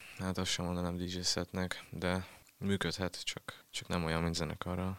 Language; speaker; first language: Hungarian; native; Hungarian